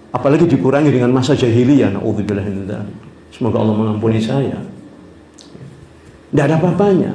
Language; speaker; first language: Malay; non-native, local second language; Javanese